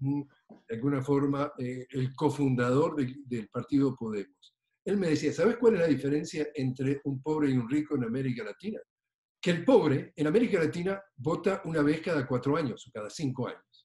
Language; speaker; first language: Spanish; native; Spanish